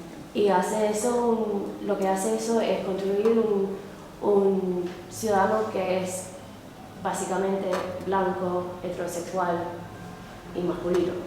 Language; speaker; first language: Spanish; non-native, fluent; English